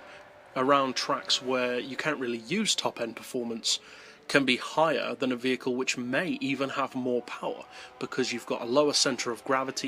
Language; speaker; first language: English; native; English